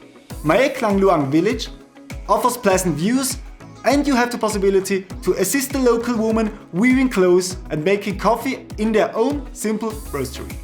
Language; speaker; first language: English; non-native, fluent; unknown